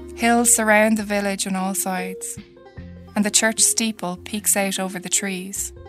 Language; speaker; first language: English; native; English